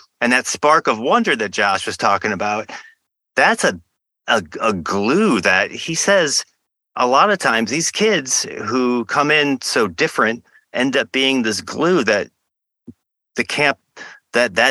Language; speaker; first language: English; native; English